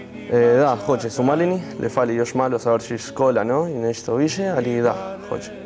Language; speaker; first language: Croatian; early bilingual, heritage; Spanish